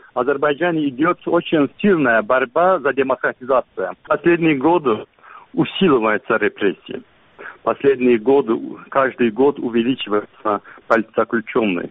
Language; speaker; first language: Russian; non-native, local second language; Azerbaijani